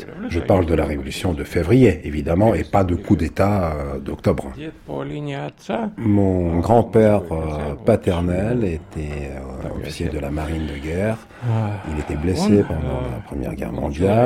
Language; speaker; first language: French; non-native, fluent; Russian